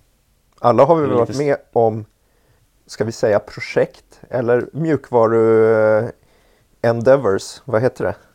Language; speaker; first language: Swedish; native; Swedish